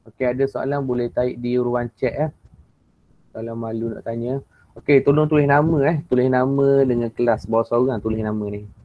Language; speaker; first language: Malay; native; Malay